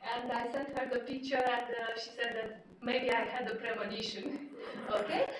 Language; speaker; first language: English; non-native, fluent; Romanian